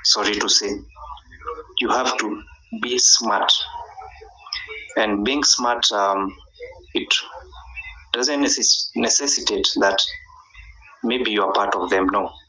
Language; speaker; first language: English; non-native, local second language; Swahili